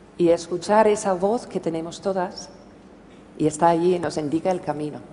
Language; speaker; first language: Spanish; non-native, fluent; English